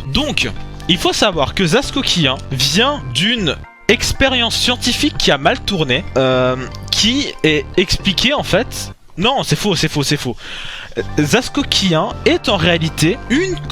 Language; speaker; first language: French; native; French